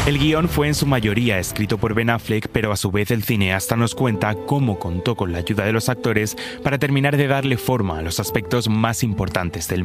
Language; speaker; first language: Spanish; native; Spanish